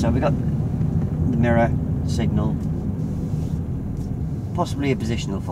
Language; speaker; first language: English; native; English